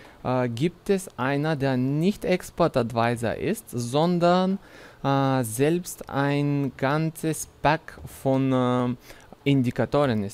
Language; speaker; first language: German; non-native, fluent; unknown